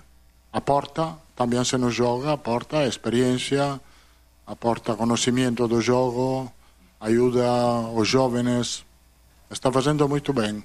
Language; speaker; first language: Portuguese; non-native, fluent; Italian